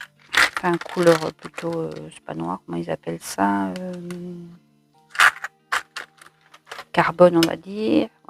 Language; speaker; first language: French; native; French